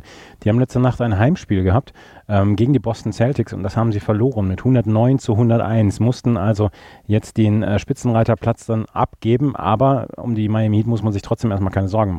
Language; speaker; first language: German; native; German